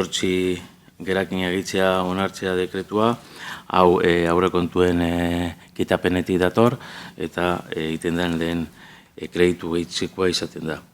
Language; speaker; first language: Basque; native; Basque